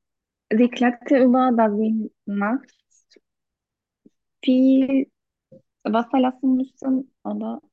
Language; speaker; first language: German; non-native, learner; Turkish